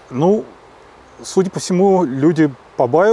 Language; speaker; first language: Russian; native; Russian